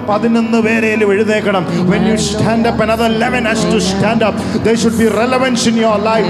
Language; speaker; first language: English; non-native, local second language; Malayalam